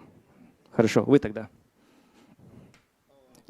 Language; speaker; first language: Russian; non-native, learner; Latvian